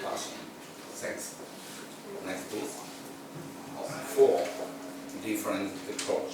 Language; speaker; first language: English; non-native, learner; Ukrainian